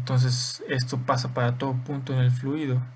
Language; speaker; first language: Spanish; native; Spanish